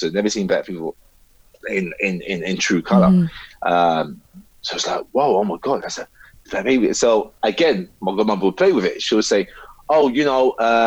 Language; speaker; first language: English; native; English